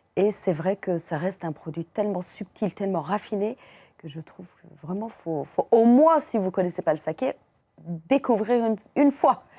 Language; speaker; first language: French; non-native, fluent; Persian